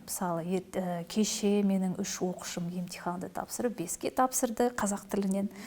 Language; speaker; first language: Kazakh; non-native, local second language; Russian